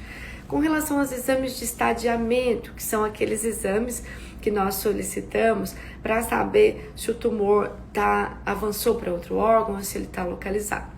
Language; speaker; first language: Portuguese; native; Portuguese